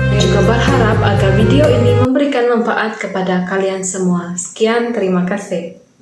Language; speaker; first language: Malay; non-native, local second language; Iban